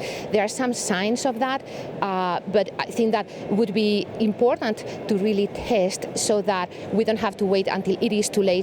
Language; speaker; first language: English; non-native, fluent; Spanish